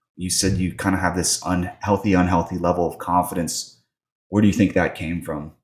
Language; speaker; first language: English; native; English